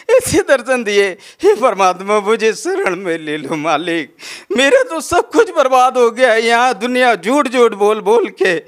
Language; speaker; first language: Hindi; native; Hindi